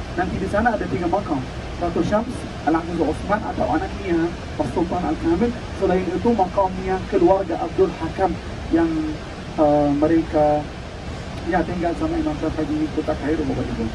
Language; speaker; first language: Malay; non-native, fluent; Arabic